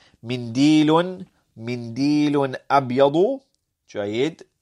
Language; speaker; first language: Arabic; non-native, fluent; English